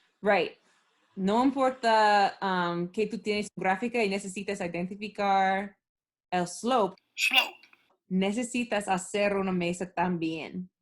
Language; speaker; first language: Spanish; non-native, learner; English